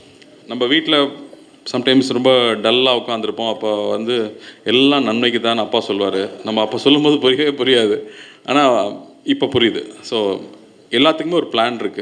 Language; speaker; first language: Tamil; native; Tamil